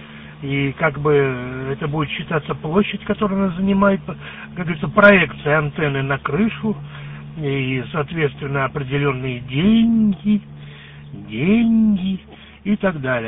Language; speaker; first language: Russian; native; Russian